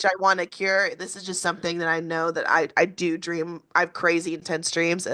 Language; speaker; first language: English; native; English